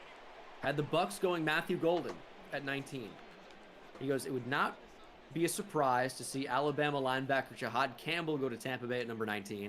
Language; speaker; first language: English; native; English